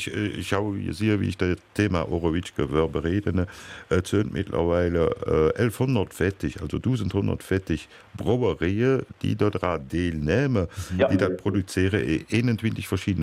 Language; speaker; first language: German; native; German